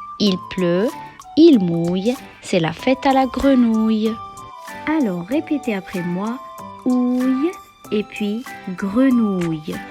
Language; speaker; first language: French; non-native, local second language; Arabic